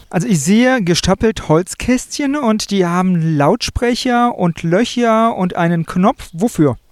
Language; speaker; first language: German; native; German